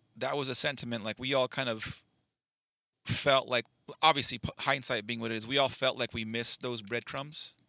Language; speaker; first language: English; native; English